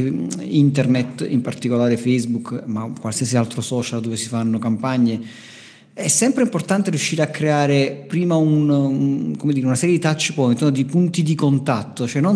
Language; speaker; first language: Italian; native; Italian